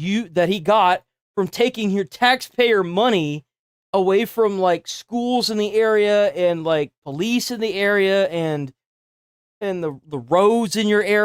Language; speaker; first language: English; native; English